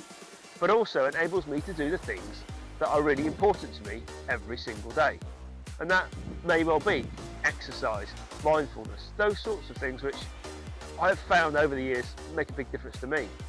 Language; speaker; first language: English; native; English